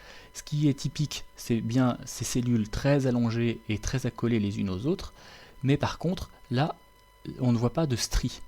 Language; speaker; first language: French; native; French